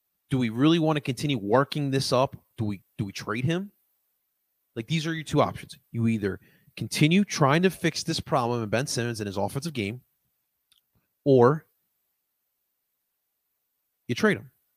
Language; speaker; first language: English; early bilingual, other home language; Spanish